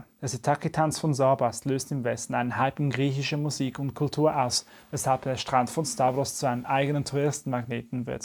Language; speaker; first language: German; native; German